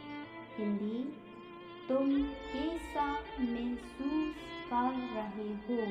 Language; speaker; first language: Hindi; non-native, local second language; Khasi